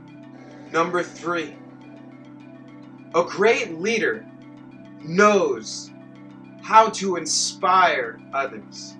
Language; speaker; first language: English; native; English